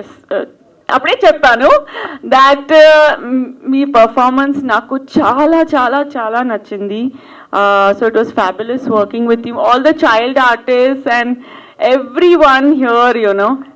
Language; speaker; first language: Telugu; non-native, fluent; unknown